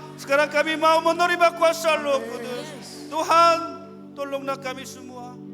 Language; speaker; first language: Malay; non-native, fluent; Korean